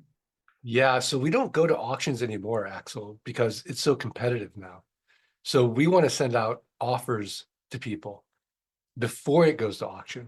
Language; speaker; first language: English; native; English